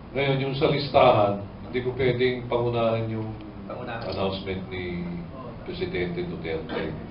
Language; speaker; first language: Filipino; native; Filipino